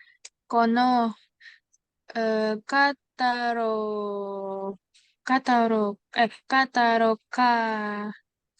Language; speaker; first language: Japanese; non-native, learner; Indonesian